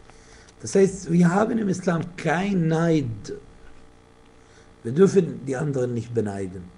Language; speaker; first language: German; non-native, fluent; Arabic